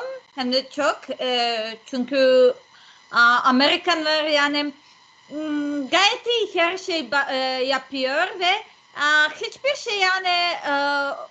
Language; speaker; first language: Turkish; non-native, learner; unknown